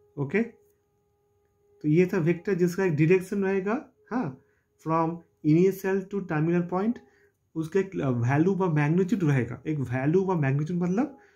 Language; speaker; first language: Hindi; non-native, local second language; Bangla